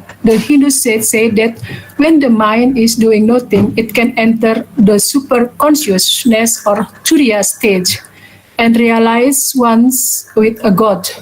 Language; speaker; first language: English; non-native, learner; Balinese